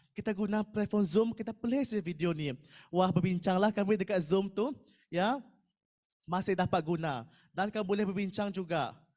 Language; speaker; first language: Malay; non-native, local second language; Iban